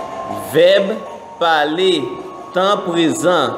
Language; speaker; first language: French; non-native, local second language; Haitian Creole